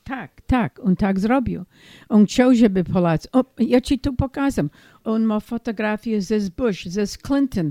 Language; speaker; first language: Polish; early bilingual, heritage; English